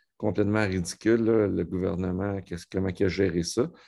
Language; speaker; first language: French; native; French